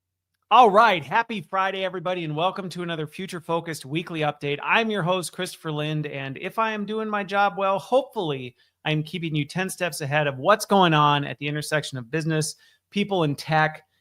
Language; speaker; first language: English; native; English